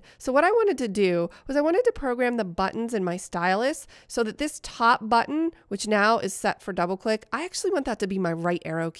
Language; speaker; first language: English; native; English